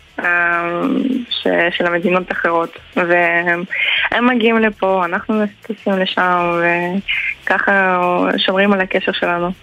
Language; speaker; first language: Hebrew; early bilingual, heritage; Hebrew